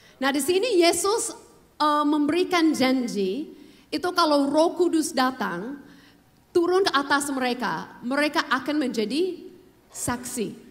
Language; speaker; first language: Indonesian; non-native, fluent; English